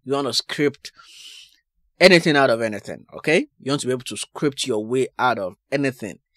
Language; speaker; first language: English; non-native, local second language; Yoruba